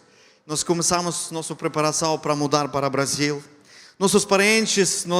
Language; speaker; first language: Portuguese; non-native, fluent; Ukrainian